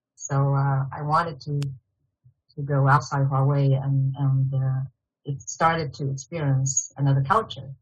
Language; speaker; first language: English; non-native, fluent; Chinese